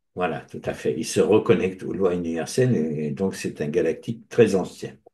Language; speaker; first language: French; native; French